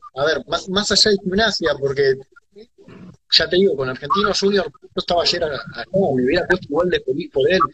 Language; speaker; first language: Spanish; native; Spanish